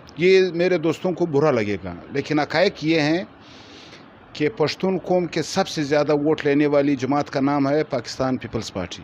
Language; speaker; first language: Urdu; non-native, local second language; Pashto